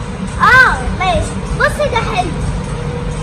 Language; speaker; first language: Arabic; native; Arabic